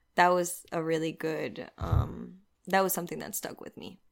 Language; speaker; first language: English; non-native, fluent; Spanish